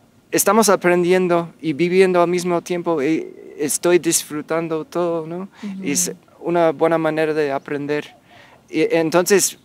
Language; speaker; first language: Spanish; non-native, fluent; English